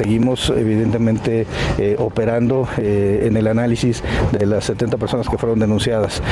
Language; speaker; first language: Spanish; native; Spanish